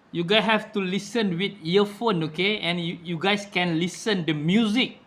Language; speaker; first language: English; non-native, local second language; Malay